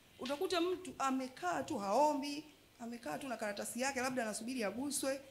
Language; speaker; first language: Swahili; native; Swahili